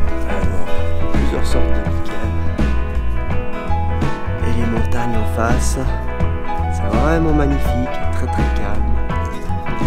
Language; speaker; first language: French; native; French